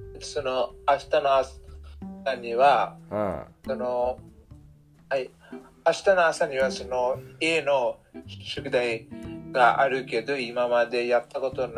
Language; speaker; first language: Japanese; non-native, learner; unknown